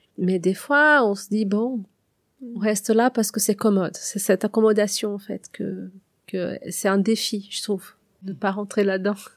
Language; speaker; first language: French; non-native, fluent; Portuguese